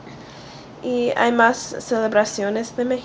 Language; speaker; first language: Spanish; non-native, learner; English